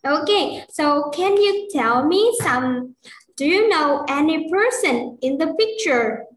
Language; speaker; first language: English; non-native, fluent; Vietnamese